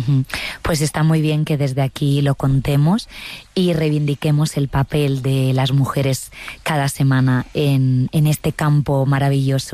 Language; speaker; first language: Spanish; native; Spanish